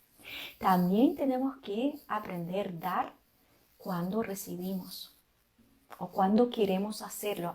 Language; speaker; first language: Spanish; non-native, fluent; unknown